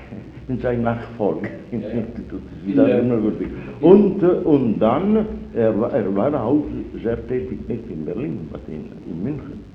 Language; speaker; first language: German; non-native, fluent; Italian